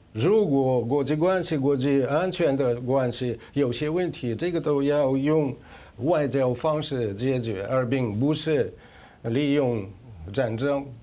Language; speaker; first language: Chinese; non-native, fluent; Russian